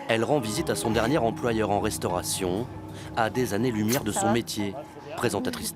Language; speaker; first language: French; native; French